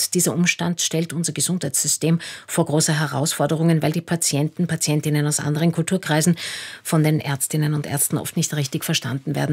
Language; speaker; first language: German; native; German